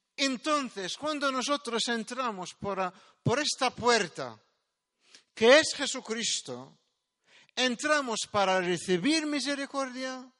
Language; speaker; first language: Spanish; non-native, fluent; Maltese